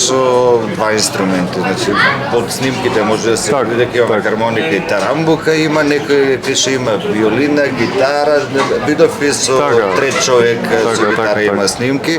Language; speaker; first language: Macedonian; native; Macedonian